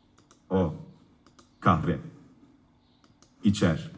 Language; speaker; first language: Turkish; non-native, learner; Slovak